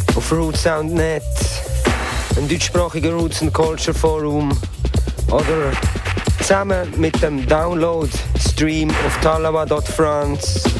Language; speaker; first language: German; native; German